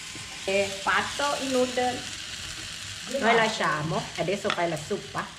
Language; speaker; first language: Italian; non-native, learner; Thai